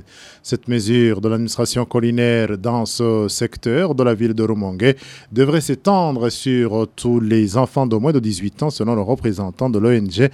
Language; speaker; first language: French; non-native, local second language; Rundi